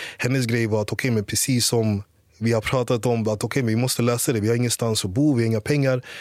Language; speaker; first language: Swedish; early bilingual, other home language; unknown